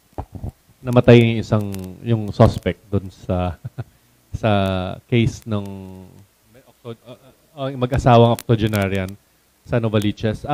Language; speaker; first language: Filipino; native; Filipino